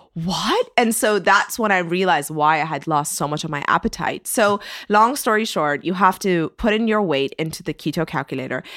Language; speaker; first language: English; early bilingual, other home language; Persian